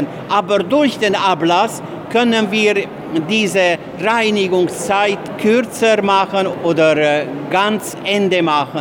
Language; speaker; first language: German; non-native, fluent; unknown